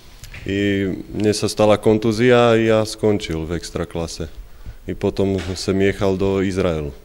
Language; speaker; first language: Polish; non-native, learner; Slovak